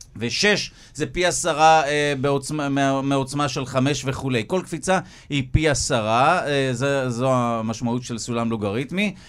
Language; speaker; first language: Hebrew; native; Hebrew